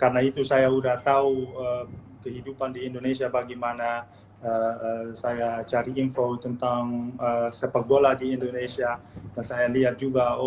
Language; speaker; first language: Indonesian; non-native, fluent; Dutch